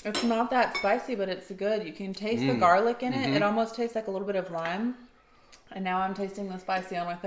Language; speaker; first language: English; native; English